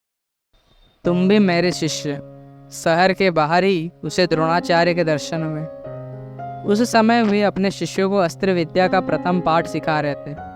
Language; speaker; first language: Hindi; native; Hindi